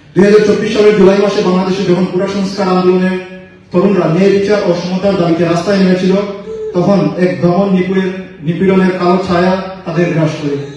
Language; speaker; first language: Bangla; native; Bangla